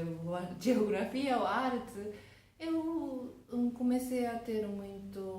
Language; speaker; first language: Portuguese; non-native, fluent; Japanese